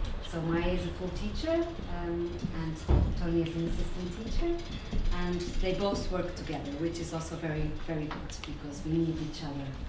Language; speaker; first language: English; non-native, fluent; Portuguese